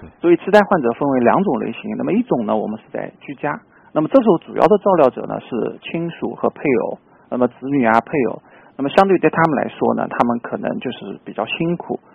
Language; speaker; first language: Chinese; native; Chinese